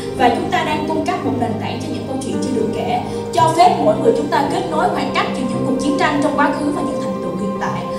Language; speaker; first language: Vietnamese; early bilingual, heritage; Vietnamese